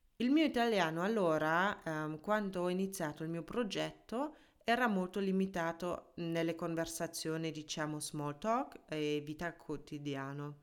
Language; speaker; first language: Italian; non-native, fluent; German